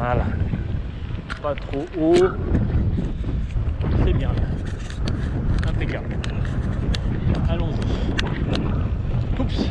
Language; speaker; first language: French; native; French